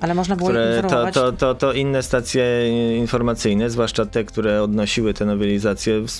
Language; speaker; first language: Polish; native; Polish